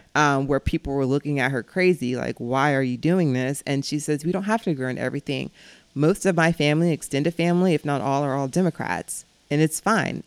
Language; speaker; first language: English; native; English